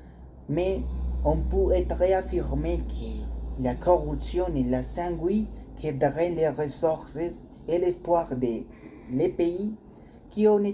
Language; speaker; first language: French; non-native, learner; Spanish